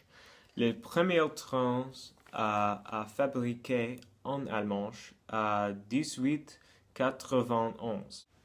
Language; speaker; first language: French; non-native, learner; English